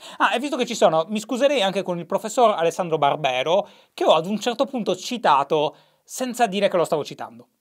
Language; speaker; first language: Italian; native; Italian